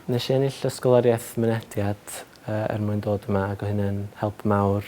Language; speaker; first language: Welsh; native; Welsh